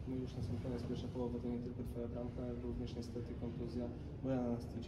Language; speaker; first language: Polish; native; Polish